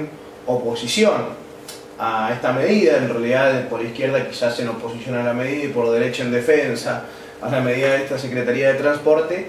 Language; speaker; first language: Spanish; native; Spanish